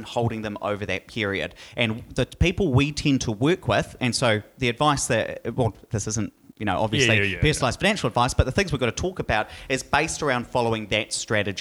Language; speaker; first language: English; native; English